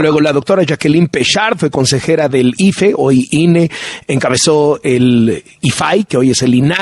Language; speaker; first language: Spanish; native; Spanish